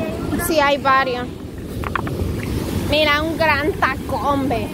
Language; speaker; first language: Spanish; native; Spanish